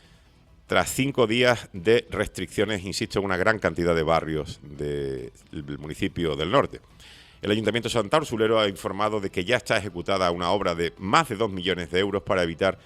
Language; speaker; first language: Spanish; native; Spanish